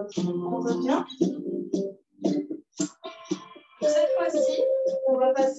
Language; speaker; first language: French; native; French